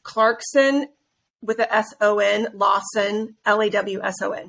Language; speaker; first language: English; native; English